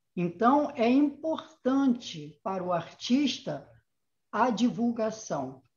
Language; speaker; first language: Portuguese; native; Portuguese